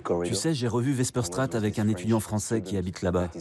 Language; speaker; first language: French; native; French